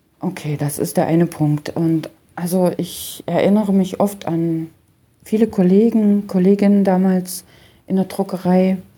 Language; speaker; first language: German; native; German